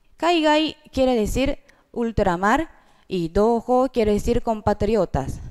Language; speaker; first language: Spanish; non-native, fluent; Japanese